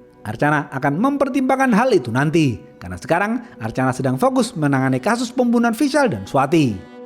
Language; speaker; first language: Indonesian; native; Indonesian